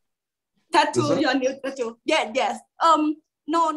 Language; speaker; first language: English; non-native, learner; Thai